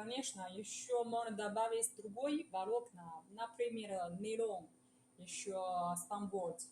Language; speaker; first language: Russian; non-native, learner; Chinese